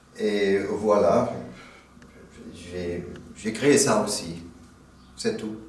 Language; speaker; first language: French; non-native, fluent; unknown